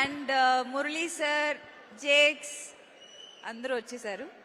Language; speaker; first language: Telugu; non-native, learner; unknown